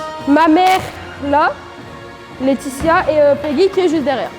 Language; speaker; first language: French; native; French